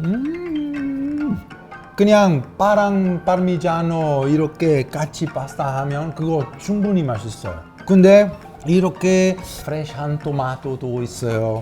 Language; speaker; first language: Korean; non-native, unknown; Italian